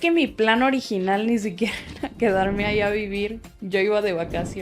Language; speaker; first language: Spanish; native; Spanish